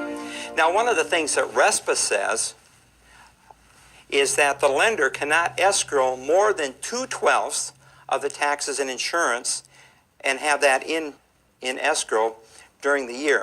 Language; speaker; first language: English; native; English